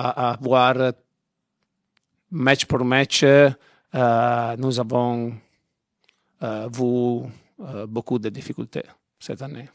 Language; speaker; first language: French; non-native, learner; Italian